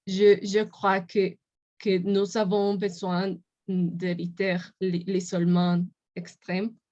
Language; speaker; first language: French; non-native, learner; Spanish